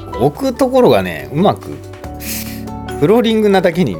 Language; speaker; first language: Japanese; native; Japanese